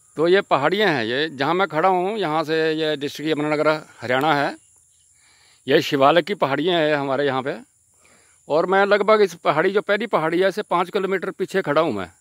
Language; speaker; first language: Hindi; non-native, local second language; Punjabi